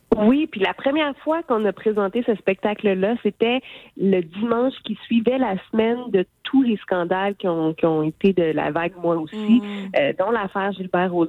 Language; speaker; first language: French; native; French